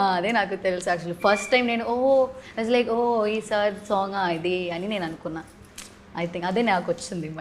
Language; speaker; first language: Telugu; non-native, learner; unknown